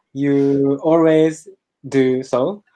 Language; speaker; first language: English; non-native, learner; Japanese